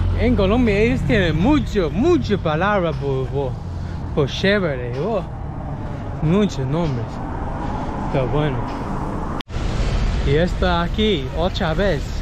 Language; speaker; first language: Spanish; non-native, learner; English